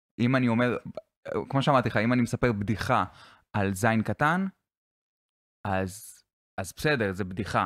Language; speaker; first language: Hebrew; native; Hebrew